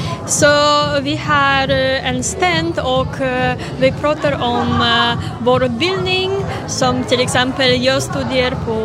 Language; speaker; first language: Swedish; non-native, learner; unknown